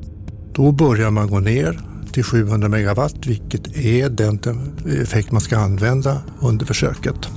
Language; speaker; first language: Swedish; native; Swedish